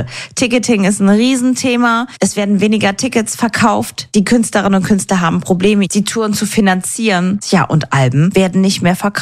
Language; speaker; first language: German; native; German